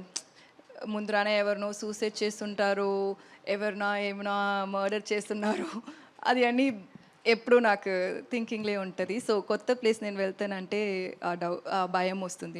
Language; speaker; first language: Telugu; non-native, local second language; Tamil